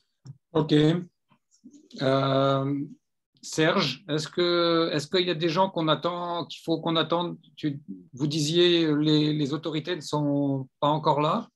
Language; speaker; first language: French; native; French